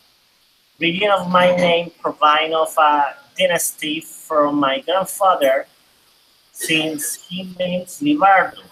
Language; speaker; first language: English; non-native, learner; Spanish